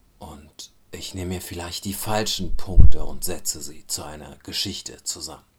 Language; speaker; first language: German; early bilingual, other home language; Turkish